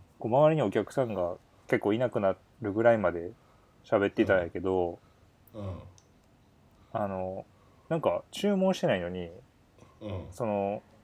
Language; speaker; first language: Japanese; native; Japanese